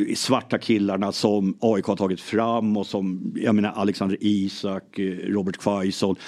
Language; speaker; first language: Swedish; early bilingual, other home language; English